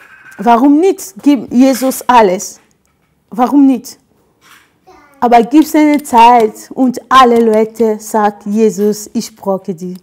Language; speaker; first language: German; non-native, learner; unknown